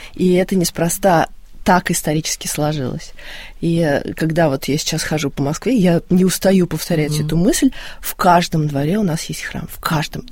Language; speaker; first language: Russian; native; Russian